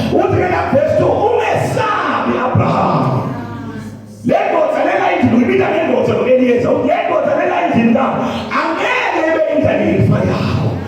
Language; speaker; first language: Zulu; non-native, local second language; Swati